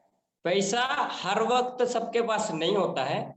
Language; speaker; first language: Hindi; native; Hindi